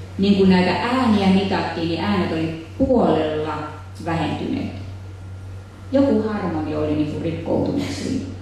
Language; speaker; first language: Finnish; native; Finnish